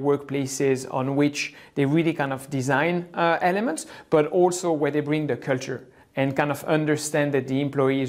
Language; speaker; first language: English; non-native, fluent; French